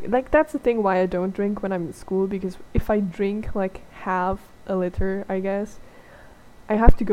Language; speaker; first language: English; non-native, fluent; German